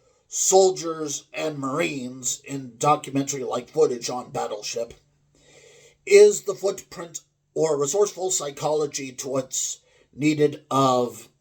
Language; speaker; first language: English; native; English